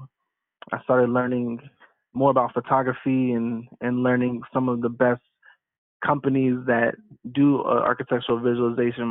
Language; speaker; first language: English; native; English